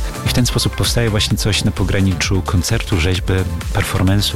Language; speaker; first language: Polish; native; Polish